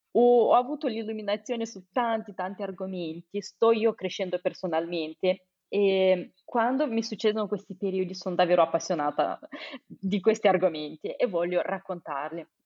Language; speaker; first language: Italian; non-native, fluent; Romanian